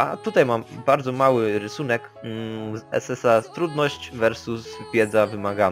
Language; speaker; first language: Polish; native; Polish